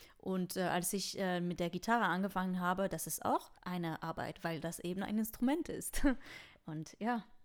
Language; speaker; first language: German; non-native, fluent; French